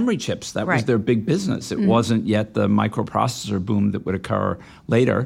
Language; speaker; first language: English; native; English